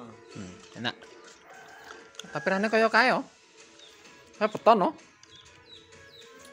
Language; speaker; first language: Indonesian; non-native, local second language; Javanese